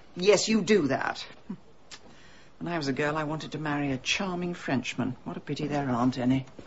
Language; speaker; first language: English; native; English